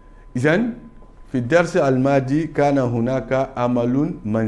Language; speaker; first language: Arabic; non-native, fluent; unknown